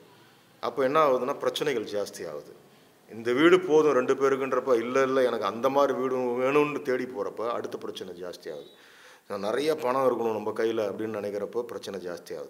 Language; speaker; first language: Tamil; native; Tamil